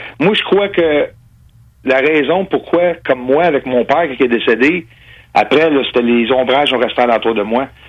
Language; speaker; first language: French; non-native, local second language; English